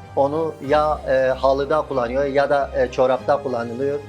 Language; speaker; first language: Turkish; native; Turkish